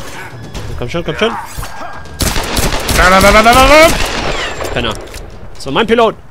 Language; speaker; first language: German; native; German